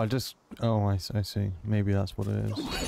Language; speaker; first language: English; native; English